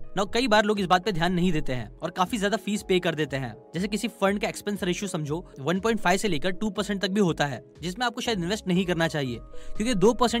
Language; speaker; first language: Hindi; native; Hindi